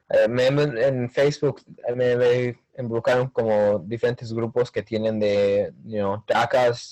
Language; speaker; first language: Spanish; early bilingual, heritage; Spanish